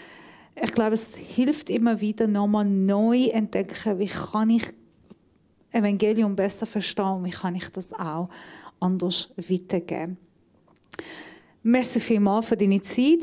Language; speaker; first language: German; non-native, fluent; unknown